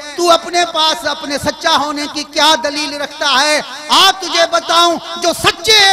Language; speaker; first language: Urdu; non-native, local second language; Sindhi